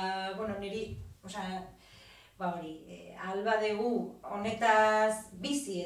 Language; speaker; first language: Basque; non-native, local second language; Spanish